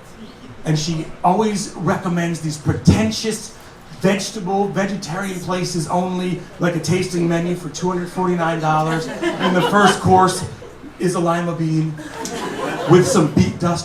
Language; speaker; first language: English; native; English